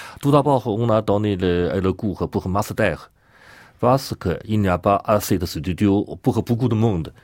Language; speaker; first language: French; non-native, learner; Chinese